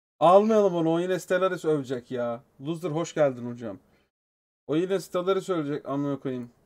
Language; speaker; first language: Turkish; native; Turkish